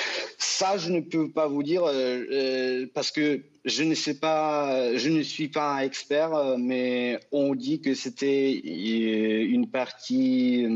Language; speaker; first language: French; non-native, fluent; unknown